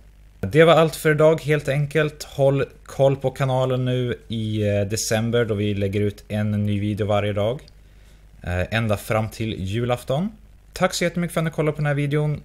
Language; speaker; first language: Swedish; native; Swedish